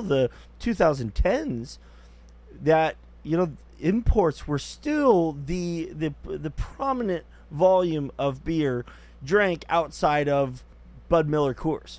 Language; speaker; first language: English; native; English